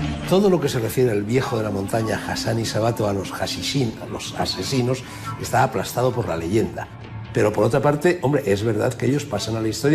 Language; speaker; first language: Spanish; native; Spanish